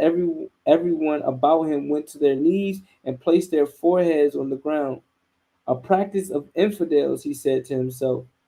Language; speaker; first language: English; native; English